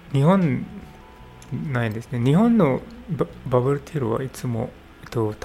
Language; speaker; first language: Japanese; non-native, learner; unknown